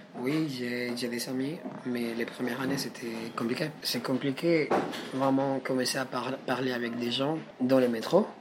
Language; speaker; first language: French; non-native, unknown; Spanish